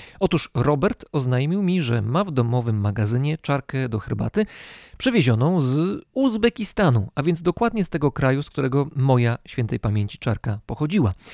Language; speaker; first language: Polish; native; Polish